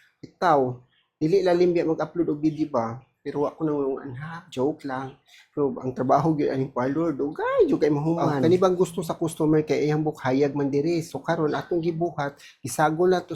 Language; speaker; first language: Cebuano; native; Cebuano